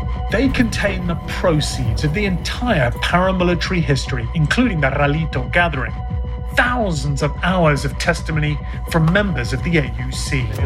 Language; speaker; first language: English; native; English